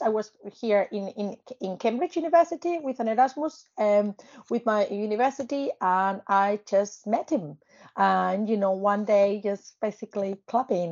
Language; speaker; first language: English; non-native, fluent; Spanish